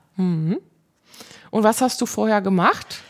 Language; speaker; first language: German; native; German